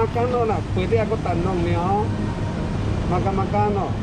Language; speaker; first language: Filipino; non-native, learner; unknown